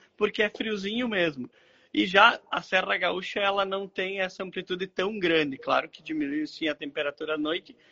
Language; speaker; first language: Portuguese; native; Portuguese